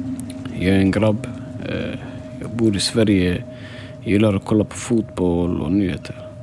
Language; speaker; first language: Swedish; early bilingual, other home language; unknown